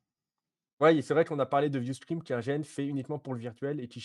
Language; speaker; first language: French; native; French